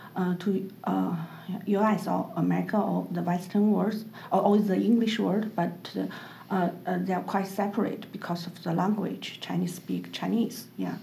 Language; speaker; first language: English; non-native, learner; Chinese